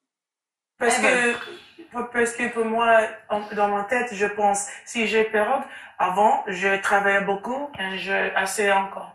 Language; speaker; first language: French; non-native, learner; English